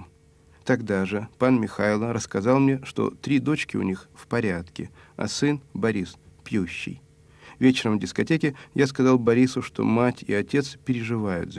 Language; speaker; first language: Russian; native; Russian